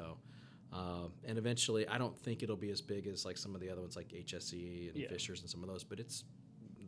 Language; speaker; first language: English; native; English